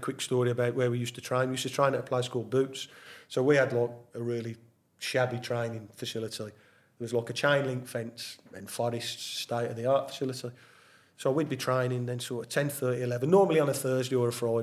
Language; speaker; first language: English; native; English